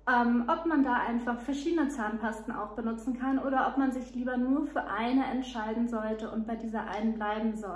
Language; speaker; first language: German; native; German